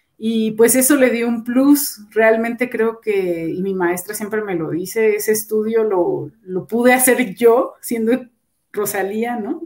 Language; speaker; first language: Spanish; native; Spanish